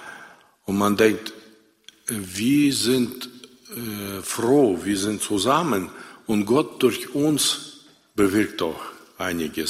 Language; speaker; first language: German; non-native, fluent; Russian